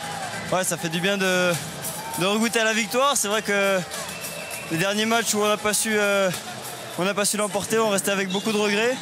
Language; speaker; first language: French; native; French